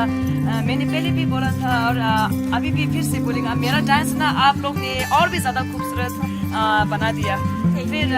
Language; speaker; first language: Hindi; non-native, local second language; Tibetan